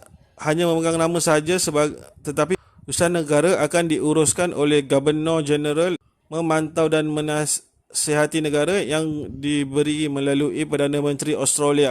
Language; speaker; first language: Malay; native; Malay